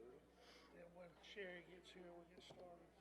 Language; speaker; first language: English; native; English